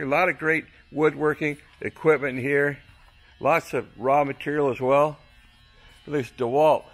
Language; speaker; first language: English; native; English